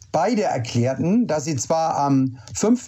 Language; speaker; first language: German; native; German